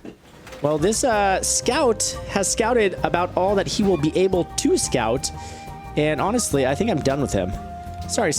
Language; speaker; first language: English; native; English